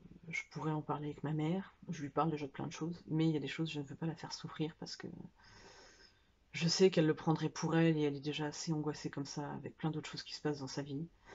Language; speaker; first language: French; native; French